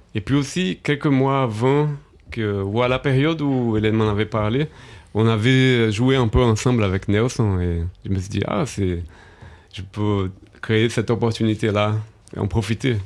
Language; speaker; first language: French; early bilingual, other home language; Portuguese